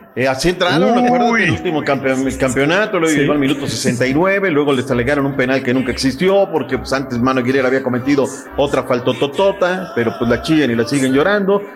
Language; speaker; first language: Spanish; native; Spanish